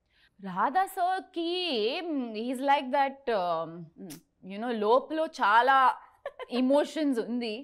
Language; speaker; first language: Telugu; non-native, learner; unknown